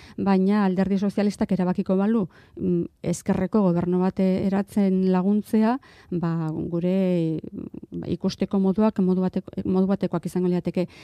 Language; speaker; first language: Basque; non-native, local second language; Spanish